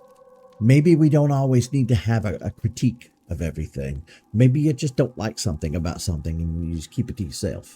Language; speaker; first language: English; native; English